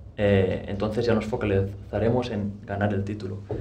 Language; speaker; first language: Spanish; native; Spanish